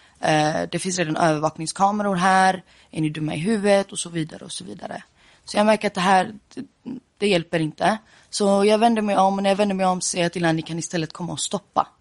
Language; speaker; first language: Swedish; early bilingual, other home language; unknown